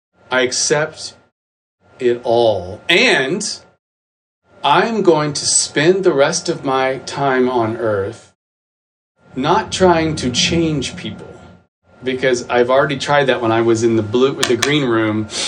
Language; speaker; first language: English; native; English